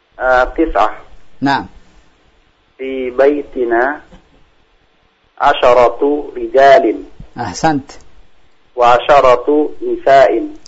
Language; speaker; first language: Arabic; non-native, learner; Indonesian